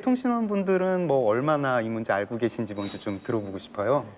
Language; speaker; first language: Korean; native; Korean